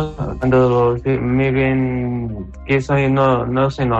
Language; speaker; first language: Spanish; non-native, learner; Arabic